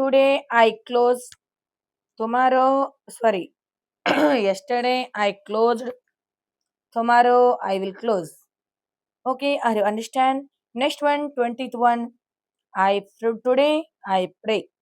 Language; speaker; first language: English; non-native, local second language; Kannada